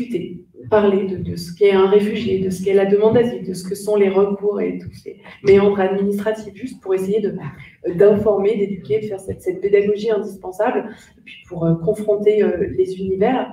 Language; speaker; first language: French; native; French